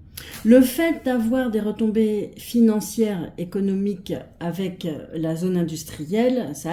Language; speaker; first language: French; native; French